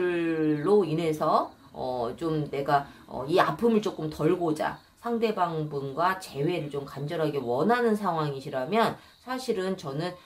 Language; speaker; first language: Korean; native; Korean